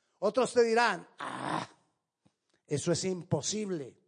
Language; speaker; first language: Spanish; native; Spanish